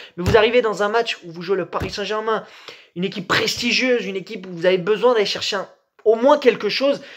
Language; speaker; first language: French; native; French